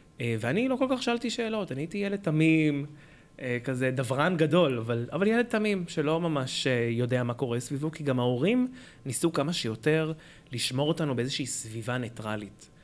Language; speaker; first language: Hebrew; early bilingual, other home language; Arabic